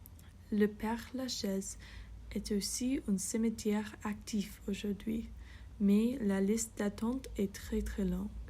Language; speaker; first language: French; non-native, fluent; English